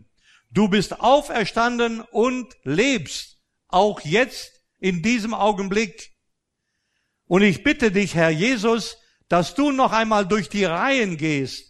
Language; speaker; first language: German; native; German